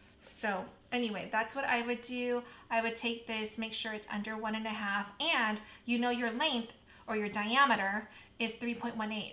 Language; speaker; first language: English; native; English